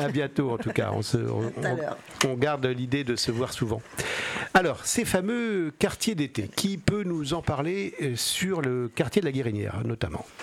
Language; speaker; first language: French; native; French